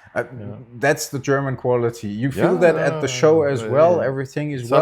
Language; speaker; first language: English; non-native, fluent; German